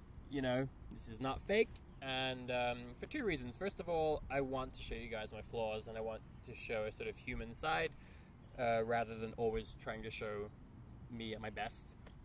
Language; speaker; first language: English; native; English